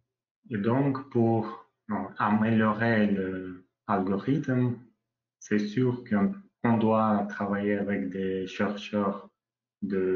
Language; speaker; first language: French; non-native, learner; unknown